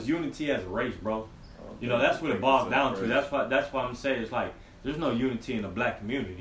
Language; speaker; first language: English; native; English